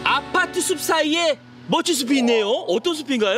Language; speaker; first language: Korean; native; Korean